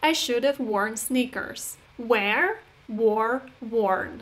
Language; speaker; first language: English; non-native, fluent; Russian